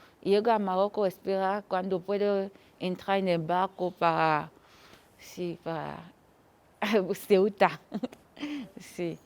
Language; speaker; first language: Spanish; non-native, learner; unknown